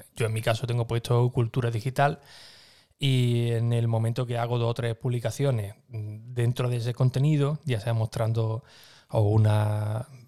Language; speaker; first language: Spanish; native; Spanish